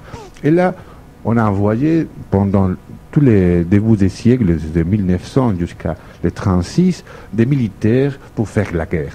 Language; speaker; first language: French; non-native, fluent; Spanish